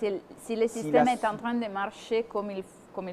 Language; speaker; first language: French; non-native, fluent; Italian